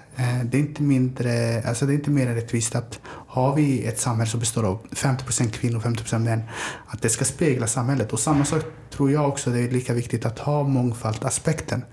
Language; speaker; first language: Swedish; early bilingual, other home language; Somali